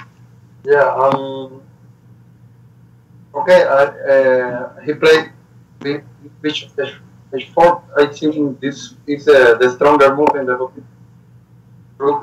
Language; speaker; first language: English; non-native, learner; Spanish